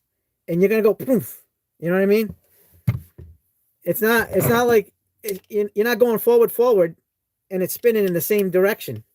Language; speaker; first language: English; native; English